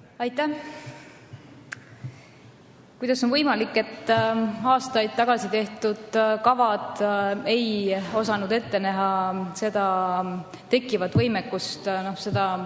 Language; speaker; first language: Estonian; native; Estonian